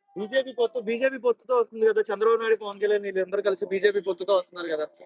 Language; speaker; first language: Telugu; native; Telugu